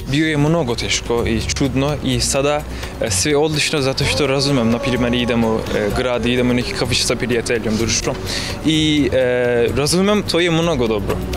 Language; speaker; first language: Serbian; non-native, learner; Turkish